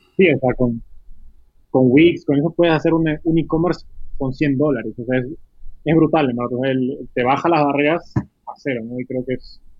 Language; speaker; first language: Spanish; native; Spanish